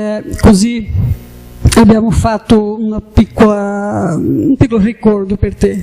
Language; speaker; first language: Italian; non-native, learner; Portuguese